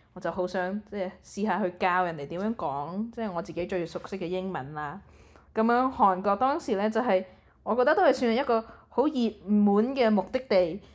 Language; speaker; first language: Cantonese; early bilingual, heritage; Cantonese